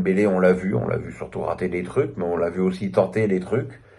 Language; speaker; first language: French; native; French